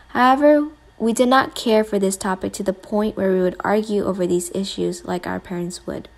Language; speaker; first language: English; native; English